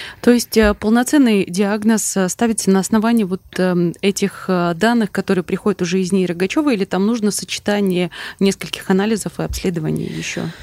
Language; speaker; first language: Russian; native; Russian